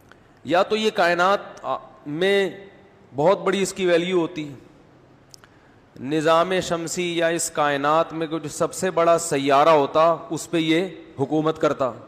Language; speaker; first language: Urdu; native; Urdu